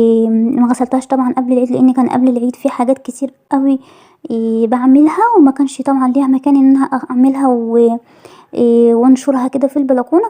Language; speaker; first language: Arabic; native; Arabic